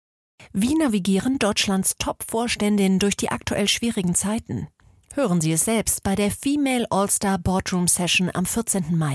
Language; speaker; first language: German; native; German